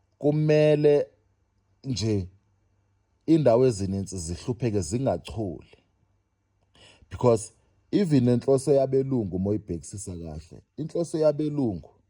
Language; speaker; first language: Zulu; non-native, local second language; Xhosa